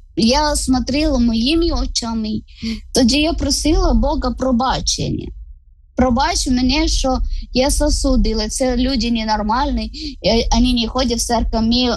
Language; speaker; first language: Ukrainian; non-native, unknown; Malayalam